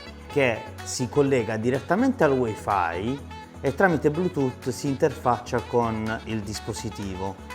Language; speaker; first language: Italian; native; Italian